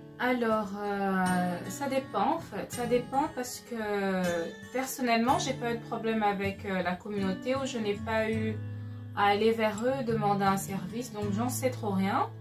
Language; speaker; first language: French; non-native, local second language; Lingala